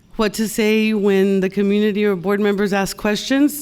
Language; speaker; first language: English; native; English